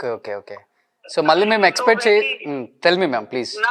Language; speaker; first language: Telugu; native; Telugu